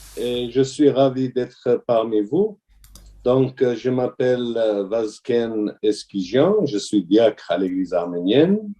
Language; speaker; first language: French; non-native, fluent; Armenian